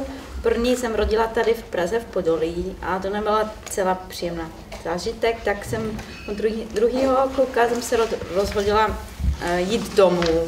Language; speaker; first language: Czech; non-native, learner; German